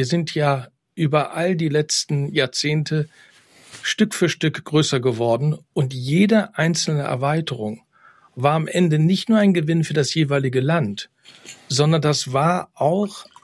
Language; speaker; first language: German; native; German